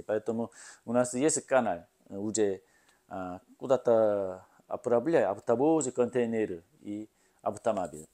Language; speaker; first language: Russian; non-native, learner; Korean